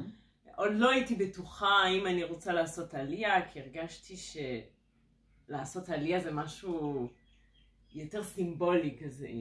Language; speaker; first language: Hebrew; non-native, fluent; French